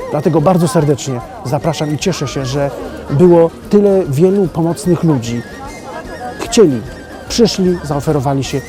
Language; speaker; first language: Polish; native; Polish